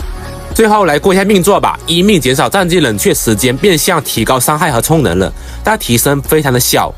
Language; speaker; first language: Chinese; native; Chinese